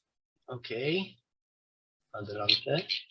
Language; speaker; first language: Spanish; non-native, fluent; Romanian